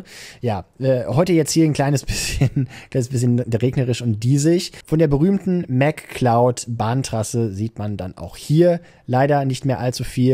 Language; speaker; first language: German; native; German